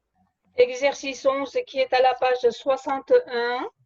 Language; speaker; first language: French; non-native, fluent; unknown